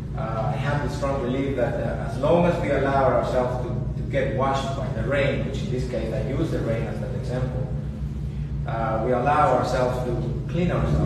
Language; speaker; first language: English; non-native, fluent; Spanish